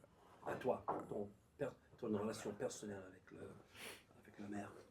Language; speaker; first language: French; non-native, learner; English